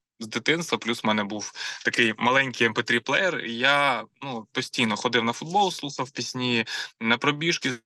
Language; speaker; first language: Ukrainian; non-native, local second language; Russian